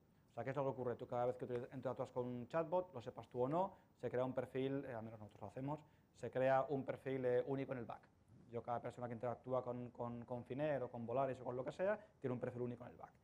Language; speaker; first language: Spanish; native; Spanish